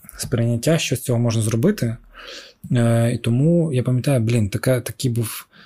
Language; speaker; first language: Ukrainian; non-native, local second language; Russian